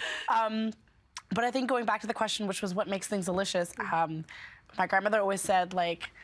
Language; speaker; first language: English; native; English